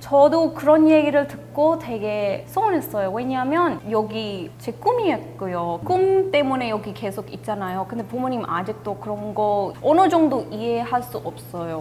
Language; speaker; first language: Korean; non-native, fluent; English